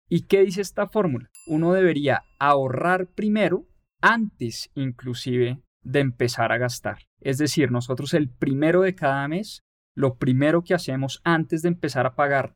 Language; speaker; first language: Spanish; native; Spanish